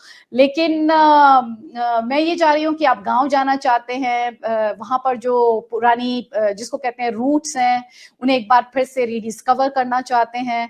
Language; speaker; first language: Hindi; native; Hindi